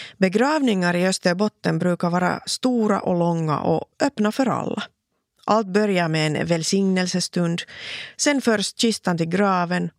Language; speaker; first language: Swedish; non-native, local second language; Finnish